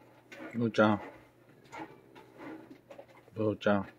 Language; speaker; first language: Japanese; native; Japanese